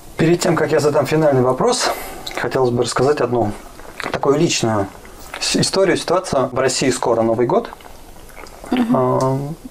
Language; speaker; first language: Russian; native; Russian